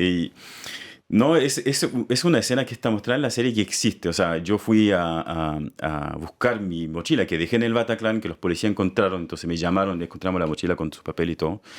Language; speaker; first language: Spanish; native; Spanish